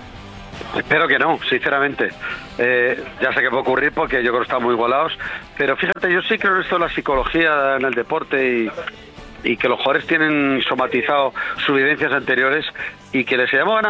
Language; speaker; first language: Spanish; native; Spanish